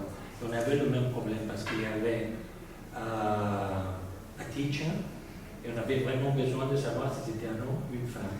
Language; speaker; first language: French; non-native, fluent; Spanish